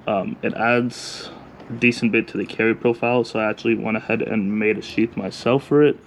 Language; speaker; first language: English; native; English